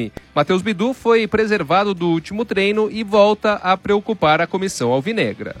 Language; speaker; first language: Portuguese; native; Portuguese